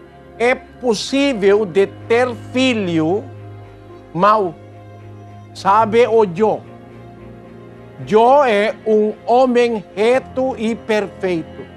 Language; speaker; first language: Portuguese; non-native, learner; Filipino